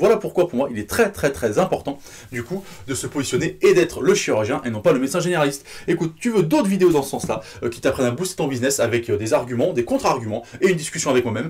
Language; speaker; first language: French; native; French